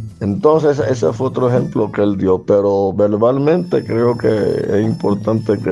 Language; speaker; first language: Spanish; native; Spanish